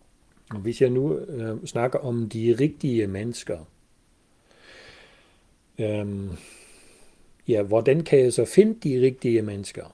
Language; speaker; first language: Danish; non-native, fluent; German